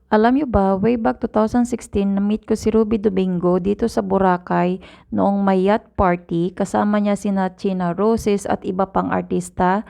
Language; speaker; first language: Filipino; native; Filipino